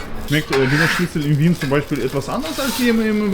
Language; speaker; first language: German; native; German